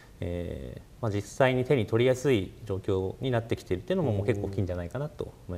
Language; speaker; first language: Japanese; native; Japanese